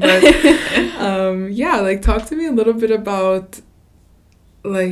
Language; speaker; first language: English; native; English